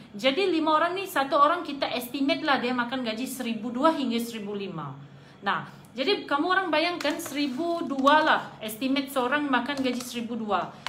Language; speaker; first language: Malay; non-native, local second language; Iban